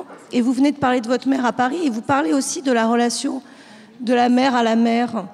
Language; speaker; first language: French; native; French